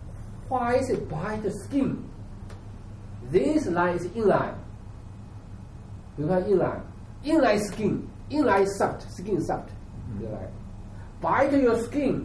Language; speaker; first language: English; non-native, learner; Chinese